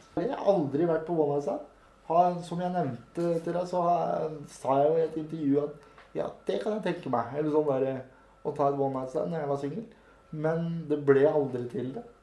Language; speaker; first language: Norwegian; native; Norwegian